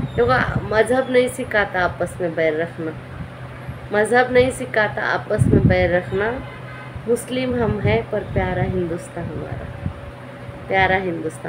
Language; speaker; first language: Hindi; non-native, local second language; Marathi